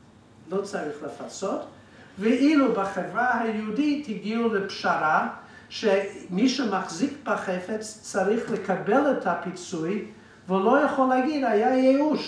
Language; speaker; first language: Hebrew; non-native, fluent; English